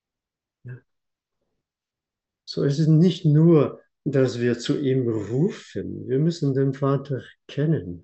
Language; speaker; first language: German; non-native, fluent; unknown